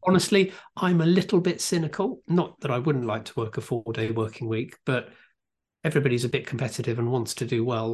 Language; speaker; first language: English; native; English